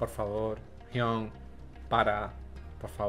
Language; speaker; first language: Spanish; native; Spanish